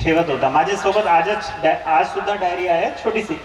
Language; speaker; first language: Marathi; non-native, local second language; Hindi